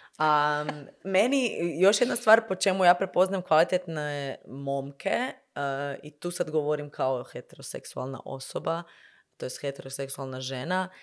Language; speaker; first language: Croatian; native; Croatian